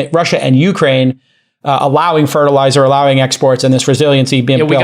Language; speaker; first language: English; native; English